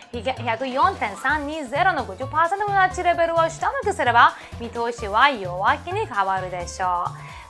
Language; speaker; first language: Japanese; non-native, fluent; Persian